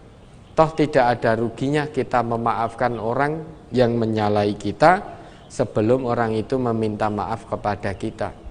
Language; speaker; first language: Indonesian; non-native, local second language; Javanese